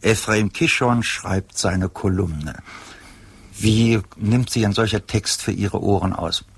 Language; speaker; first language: German; native; German